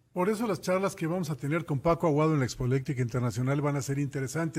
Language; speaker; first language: Spanish; native; Spanish